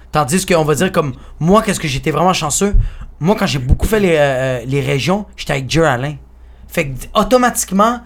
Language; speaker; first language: French; early bilingual, other home language; Spanish